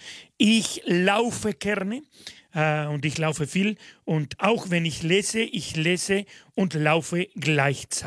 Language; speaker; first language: German; non-native, fluent; Spanish